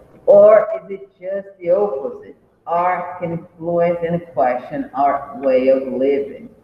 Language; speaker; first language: English; non-native, fluent; Portuguese